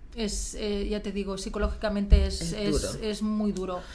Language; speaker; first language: Spanish; native; Spanish